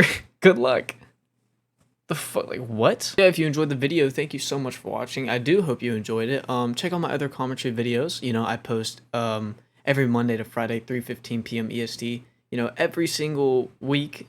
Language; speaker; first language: English; native; English